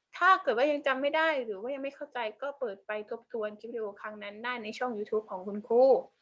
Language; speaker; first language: Thai; native; Thai